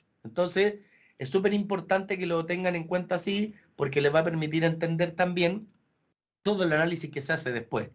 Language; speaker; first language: Spanish; native; Spanish